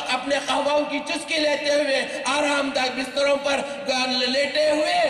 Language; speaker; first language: Urdu; native; Urdu